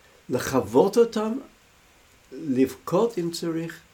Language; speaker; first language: Hebrew; non-native, fluent; English